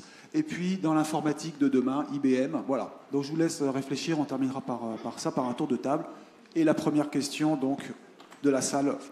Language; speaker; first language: French; native; French